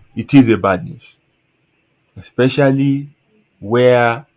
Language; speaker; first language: English; non-native, local second language; Yoruba